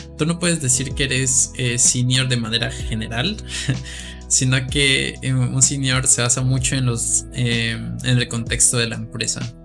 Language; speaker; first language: Spanish; native; Spanish